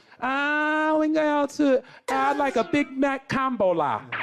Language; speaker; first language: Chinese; non-native, fluent; English